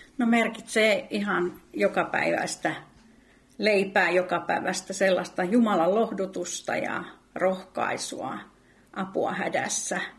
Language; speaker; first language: Finnish; native; Finnish